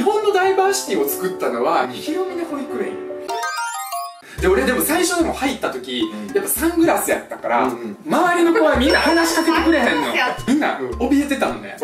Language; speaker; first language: Japanese; early bilingual, other home language; Russian